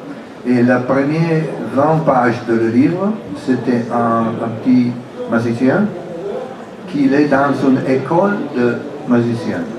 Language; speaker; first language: French; non-native, fluent; Italian